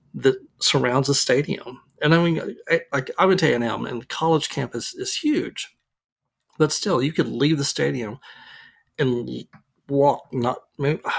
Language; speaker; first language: English; native; English